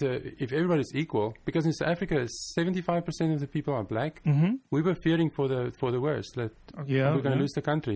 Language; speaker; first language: English; non-native, local second language; Afrikaans